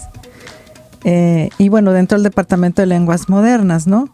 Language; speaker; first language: Spanish; native; Spanish